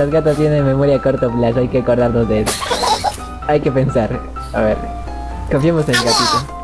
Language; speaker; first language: Spanish; native; Spanish